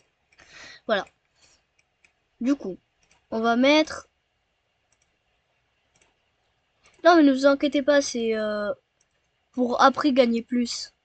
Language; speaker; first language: French; native; French